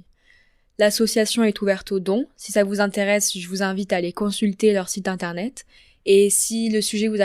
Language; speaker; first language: French; native; French